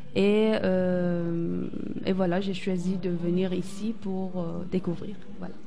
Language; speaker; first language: French; non-native, fluent; Persian